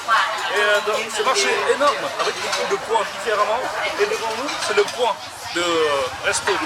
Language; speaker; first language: French; non-native, fluent; Vietnamese